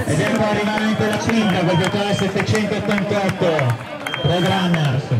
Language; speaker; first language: Italian; native; Italian